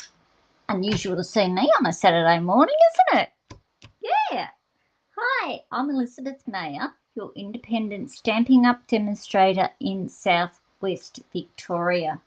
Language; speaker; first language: English; native; English